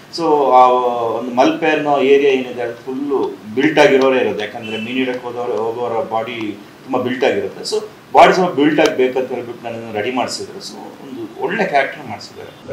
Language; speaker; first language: Kannada; native; Kannada